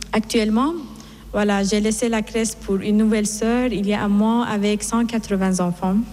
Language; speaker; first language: French; non-native, fluent; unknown